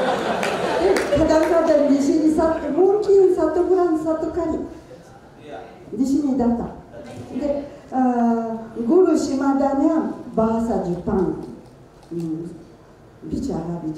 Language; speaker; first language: Indonesian; non-native, learner; Japanese